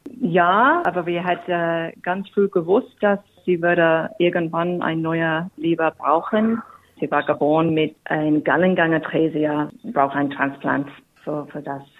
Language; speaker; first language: German; non-native, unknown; English